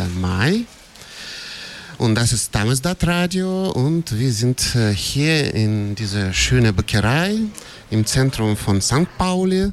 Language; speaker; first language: German; non-native, learner; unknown